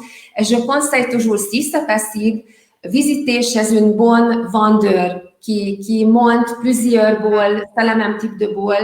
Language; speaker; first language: French; non-native, learner; Hungarian